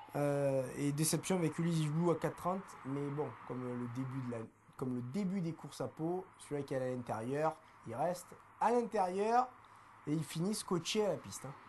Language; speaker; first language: French; native; French